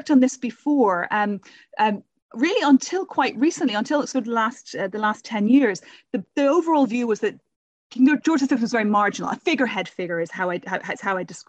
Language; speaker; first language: English; native; English